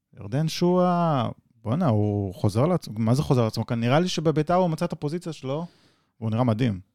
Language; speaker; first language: Hebrew; early bilingual, other home language; Spanish